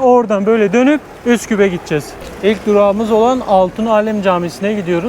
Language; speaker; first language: Turkish; native; Turkish